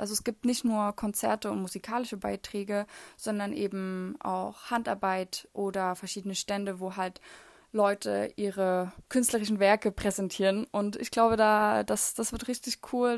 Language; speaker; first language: German; native; German